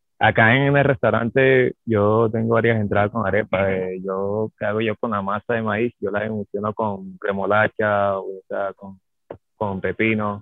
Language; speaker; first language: Spanish; native; Spanish